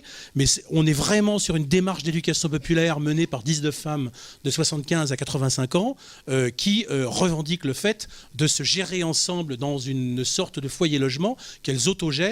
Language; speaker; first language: French; native; French